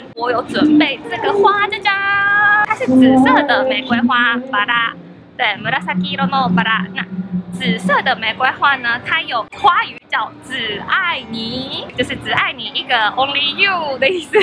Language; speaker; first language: Chinese; non-native, fluent; Japanese